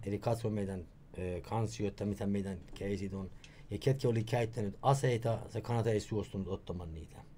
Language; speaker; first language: Finnish; non-native, fluent; Persian